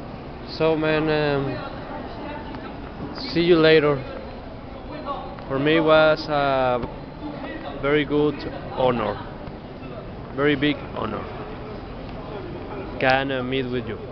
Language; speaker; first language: English; non-native, learner; Spanish